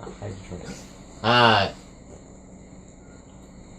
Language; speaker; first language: English; native; English